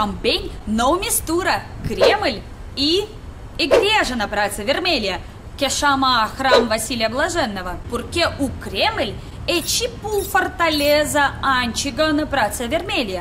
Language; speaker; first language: Portuguese; non-native, learner; Russian